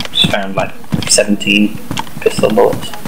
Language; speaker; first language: English; native; English